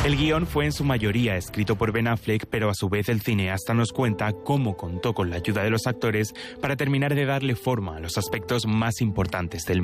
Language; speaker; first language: Spanish; native; Spanish